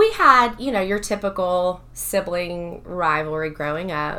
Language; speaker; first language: English; native; English